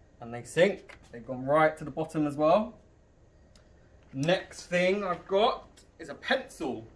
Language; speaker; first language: English; native; English